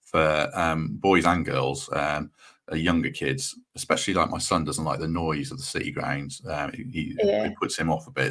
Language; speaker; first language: English; native; English